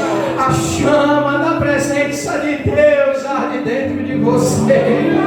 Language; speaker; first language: Portuguese; native; Portuguese